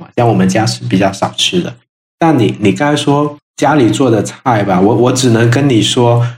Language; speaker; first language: Chinese; non-native, local second language; Min Nan Chinese